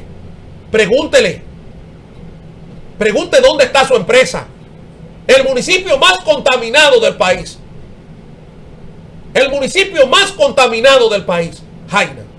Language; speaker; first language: Spanish; native; Spanish